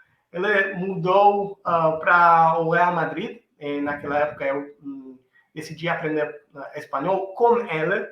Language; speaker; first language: Portuguese; non-native, fluent; Italian